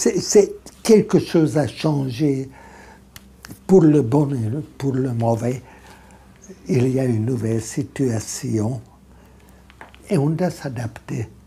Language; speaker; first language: French; non-native, fluent; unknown